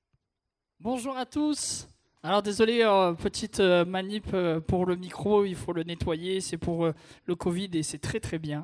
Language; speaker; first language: French; native; French